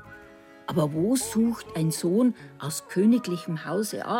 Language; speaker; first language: German; native; German